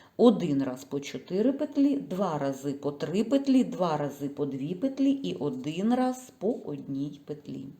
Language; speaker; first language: Ukrainian; non-native, local second language; Russian